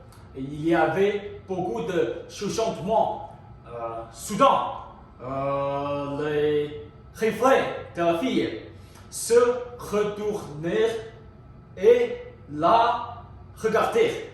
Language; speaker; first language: French; non-native, learner; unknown